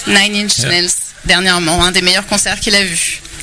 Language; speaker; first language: French; native; French